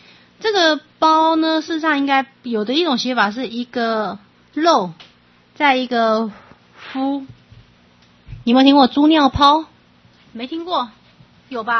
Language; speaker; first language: Chinese; native; Chinese